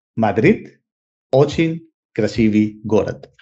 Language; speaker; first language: Russian; non-native, learner; Spanish